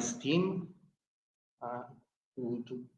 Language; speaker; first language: English; non-native, learner; Spanish